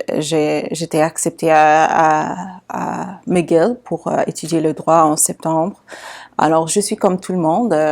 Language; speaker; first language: French; non-native, local second language; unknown